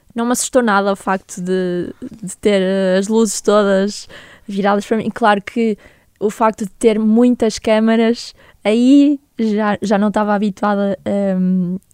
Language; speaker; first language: Portuguese; native; Portuguese